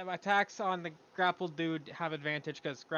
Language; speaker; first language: English; native; English